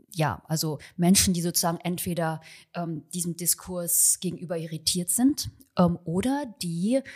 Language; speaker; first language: German; early bilingual, other home language; Chinese